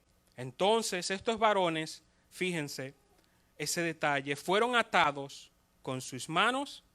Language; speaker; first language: Spanish; native; Spanish